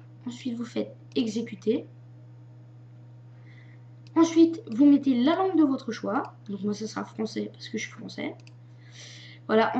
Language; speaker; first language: French; native; French